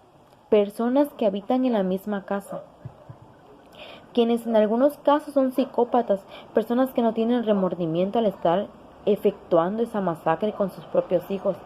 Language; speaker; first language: Spanish; native; Spanish